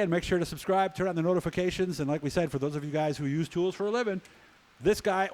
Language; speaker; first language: English; native; English